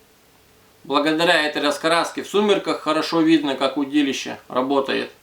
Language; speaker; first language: Russian; native; Russian